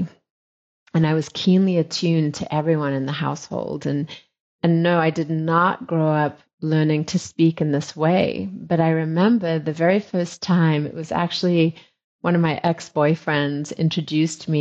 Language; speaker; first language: English; native; English